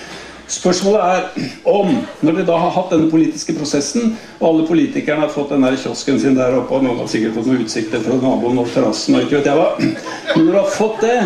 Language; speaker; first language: Norwegian; native; Norwegian